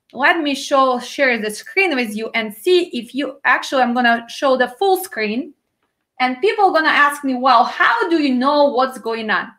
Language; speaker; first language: English; non-native, fluent; Ukrainian